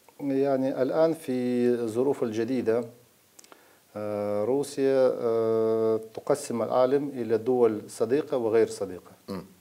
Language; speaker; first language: Arabic; non-native, fluent; Russian